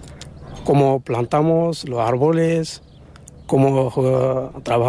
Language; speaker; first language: Spanish; non-native, learner; Arabic